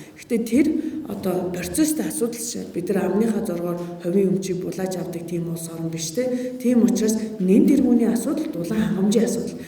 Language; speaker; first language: Mongolian; native; Mongolian